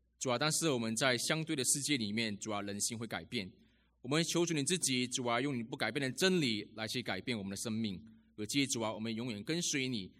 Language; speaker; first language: Chinese; native; Chinese